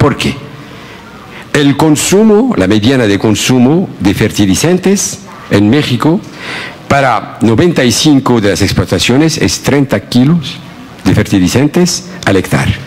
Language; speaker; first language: Spanish; non-native, fluent; Arabic